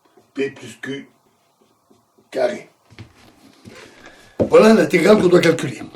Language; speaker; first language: French; native; French